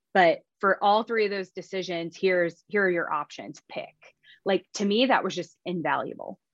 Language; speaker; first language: English; native; English